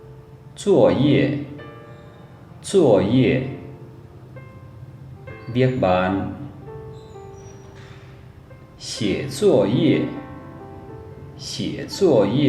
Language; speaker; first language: Chinese; non-native, fluent; Lao